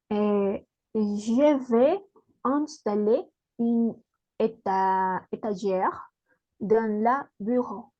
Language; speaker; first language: French; non-native, learner; Spanish